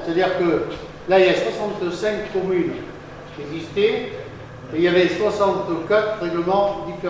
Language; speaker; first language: French; native; French